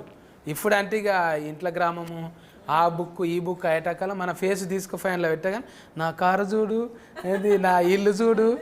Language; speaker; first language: Telugu; native; Telugu